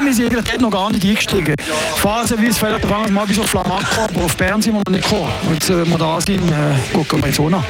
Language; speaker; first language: German; native; German